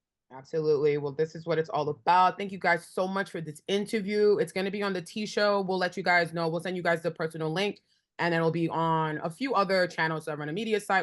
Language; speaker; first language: English; native; English